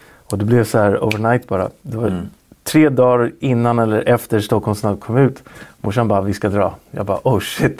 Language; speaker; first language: Swedish; native; Swedish